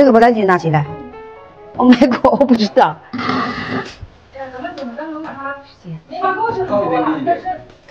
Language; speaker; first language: Chinese; native; Chinese